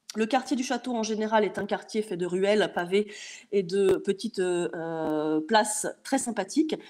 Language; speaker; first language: French; native; French